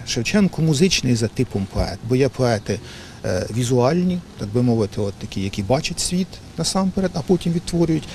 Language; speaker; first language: Ukrainian; native; Ukrainian